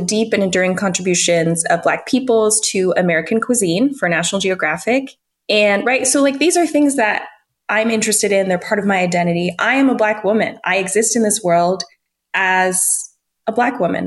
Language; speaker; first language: English; native; English